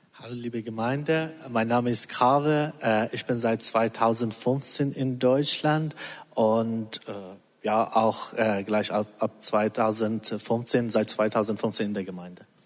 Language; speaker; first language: German; non-native, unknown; Persian